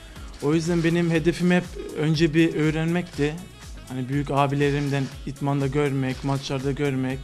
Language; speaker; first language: Turkish; early bilingual, other home language; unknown